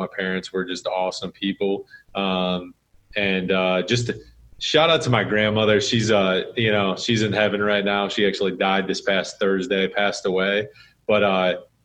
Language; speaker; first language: English; native; English